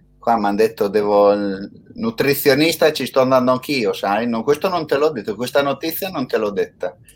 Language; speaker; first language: Italian; native; Italian